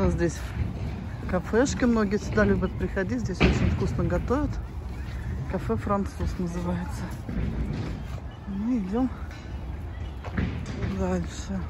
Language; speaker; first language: Russian; native; Russian